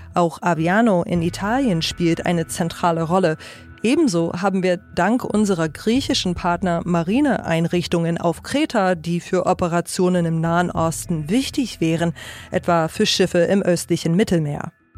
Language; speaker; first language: German; native; German